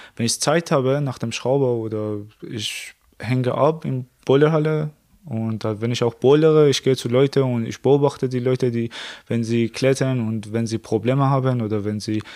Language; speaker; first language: German; non-native, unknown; Persian